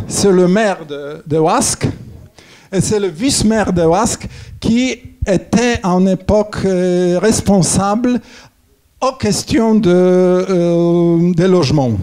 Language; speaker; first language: French; non-native, fluent; Polish